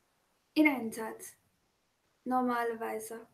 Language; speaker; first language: German; non-native, learner; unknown